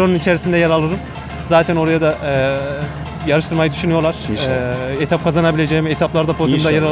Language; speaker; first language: Turkish; native; Turkish